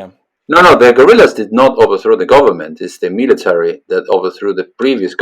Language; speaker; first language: English; non-native, fluent; Spanish